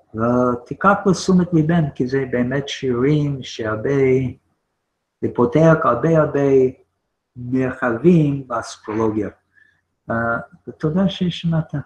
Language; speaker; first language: Hebrew; non-native, fluent; English